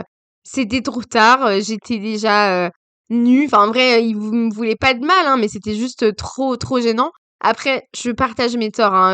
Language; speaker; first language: French; native; French